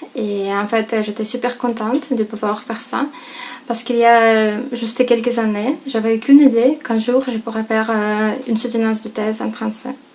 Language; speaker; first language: French; non-native, fluent; Russian